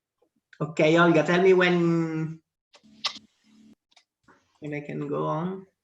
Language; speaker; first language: English; non-native, fluent; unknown